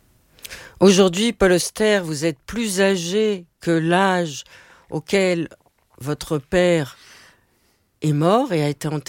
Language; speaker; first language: French; native; French